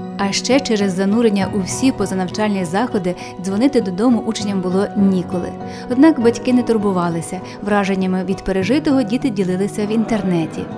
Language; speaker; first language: Ukrainian; native; Ukrainian